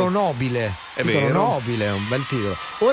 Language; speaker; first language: Italian; native; Italian